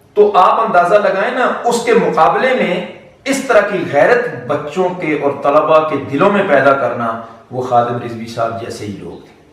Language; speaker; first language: Urdu; non-native, local second language; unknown